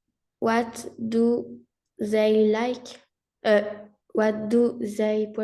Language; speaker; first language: English; non-native, learner; French